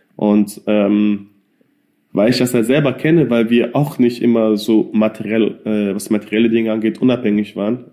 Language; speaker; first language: German; native; German